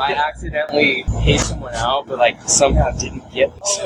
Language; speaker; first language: English; native; English